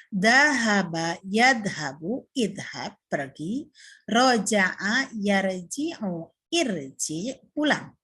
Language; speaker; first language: Arabic; non-native, fluent; Indonesian